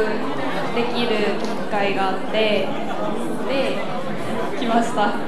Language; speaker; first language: Japanese; non-native, fluent; Korean